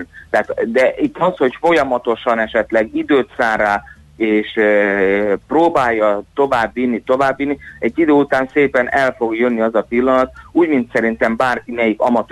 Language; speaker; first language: Hungarian; native; Hungarian